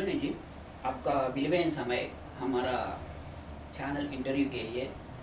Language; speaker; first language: Hindi; non-native, local second language; Telugu